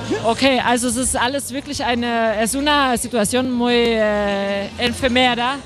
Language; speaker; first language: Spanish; non-native, fluent; German